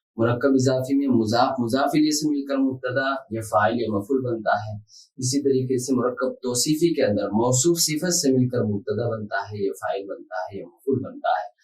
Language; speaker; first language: Urdu; native; Urdu